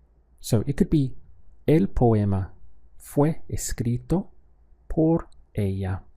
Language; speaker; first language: Spanish; non-native, fluent; English